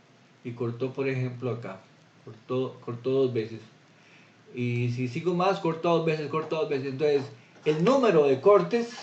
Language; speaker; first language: Spanish; native; Spanish